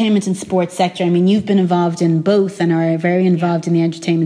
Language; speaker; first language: English; native; English